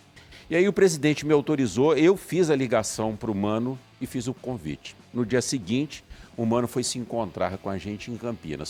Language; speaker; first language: Portuguese; native; Portuguese